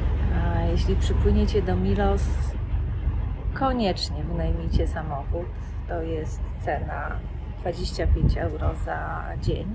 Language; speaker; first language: Polish; native; Polish